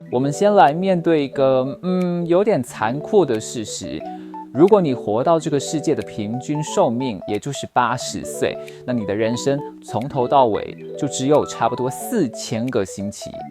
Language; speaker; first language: Chinese; native; Chinese